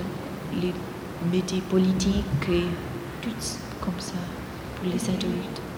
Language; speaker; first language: French; non-native, fluent; Greek